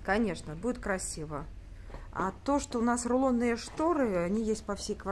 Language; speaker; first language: Russian; native; Russian